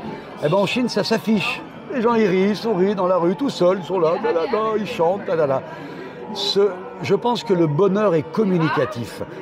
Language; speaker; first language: French; native; French